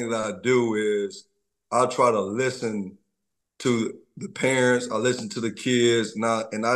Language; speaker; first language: English; native; English